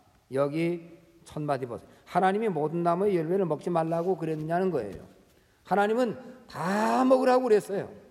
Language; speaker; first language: Korean; native; Korean